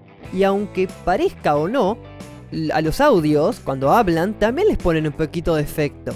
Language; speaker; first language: Spanish; native; Spanish